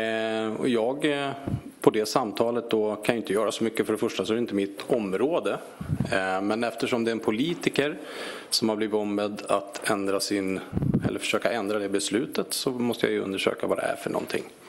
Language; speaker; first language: Swedish; native; Swedish